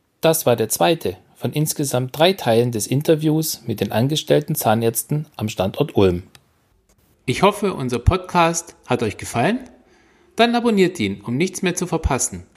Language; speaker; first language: German; native; German